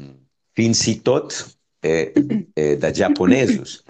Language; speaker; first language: Catalan; non-native, fluent; Spanish